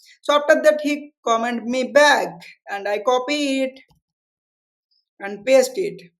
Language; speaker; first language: English; non-native, local second language; Bangla